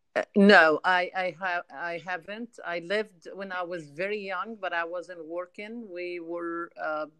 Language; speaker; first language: English; non-native, fluent; Arabic